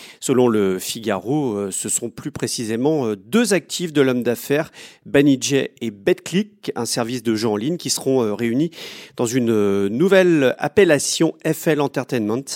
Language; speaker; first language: French; native; French